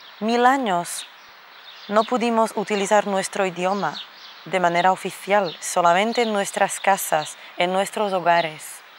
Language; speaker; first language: Spanish; non-native, fluent; Slovak